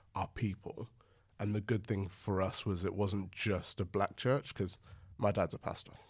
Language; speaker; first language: English; native; English